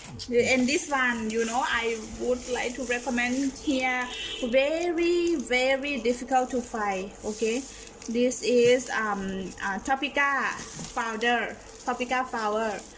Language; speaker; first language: English; non-native, learner; Thai